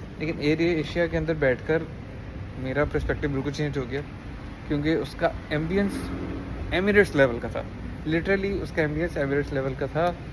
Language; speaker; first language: Hindi; native; Hindi